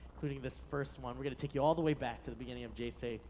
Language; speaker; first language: English; native; English